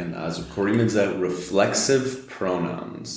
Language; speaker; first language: Hebrew; non-native, fluent; English